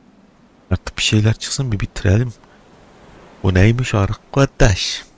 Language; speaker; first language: Turkish; native; Turkish